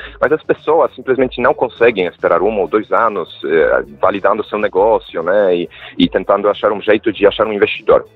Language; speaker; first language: Portuguese; non-native, fluent; Polish